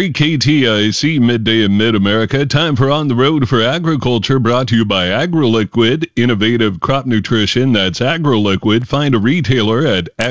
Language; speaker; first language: English; native; English